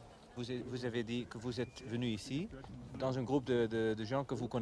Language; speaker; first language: French; non-native, learner; Dutch